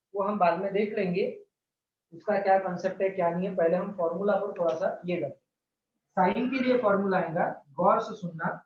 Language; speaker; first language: Hindi; non-native, local second language; Marathi